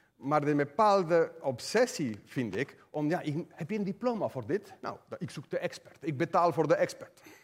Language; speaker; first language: Dutch; non-native, fluent; Spanish